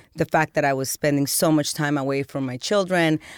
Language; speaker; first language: English; early bilingual, other home language; Spanish